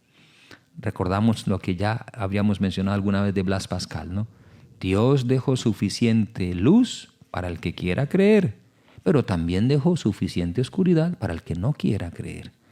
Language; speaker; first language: Spanish; native; Spanish